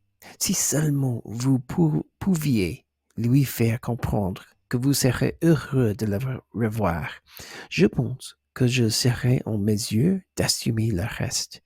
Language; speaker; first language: French; non-native, learner; English